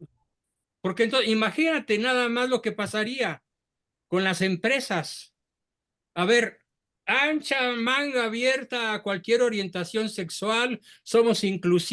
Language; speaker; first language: Spanish; native; Spanish